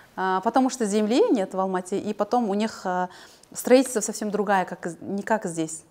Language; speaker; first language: Russian; non-native, local second language; Kazakh